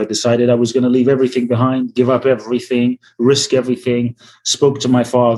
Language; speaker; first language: English; native; English